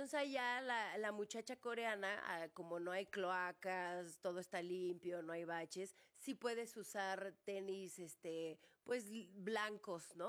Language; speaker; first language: Spanish; native; Spanish